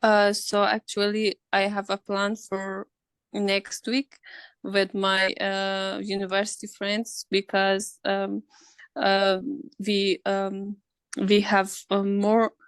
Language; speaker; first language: English; non-native, learner; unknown